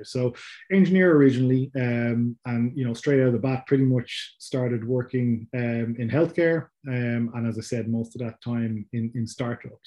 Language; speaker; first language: English; native; English